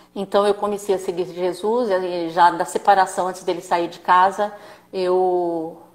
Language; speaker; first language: Portuguese; native; Portuguese